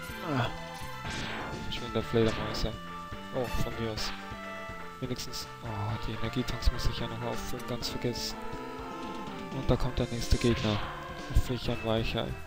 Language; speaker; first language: German; native; German